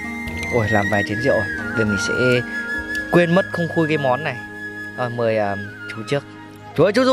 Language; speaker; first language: Vietnamese; native; Vietnamese